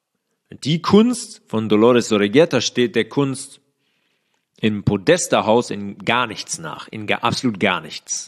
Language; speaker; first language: German; native; German